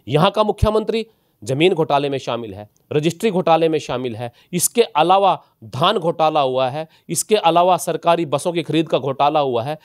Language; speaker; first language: Hindi; native; Hindi